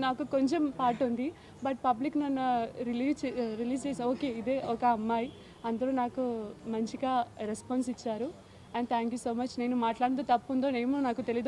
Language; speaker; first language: Telugu; non-native, learner; Malayalam